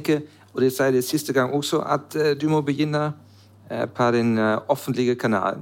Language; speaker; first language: Norwegian; non-native, learner; German